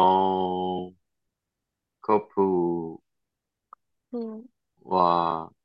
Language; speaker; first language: Japanese; non-native, learner; Chinese